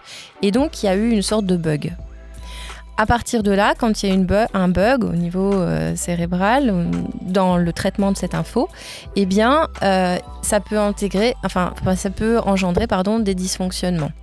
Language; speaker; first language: French; native; French